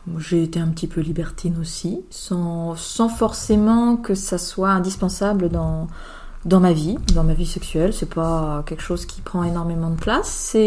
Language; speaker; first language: French; native; French